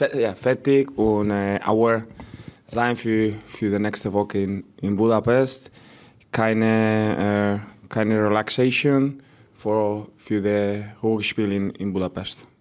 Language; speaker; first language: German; non-native, learner; Spanish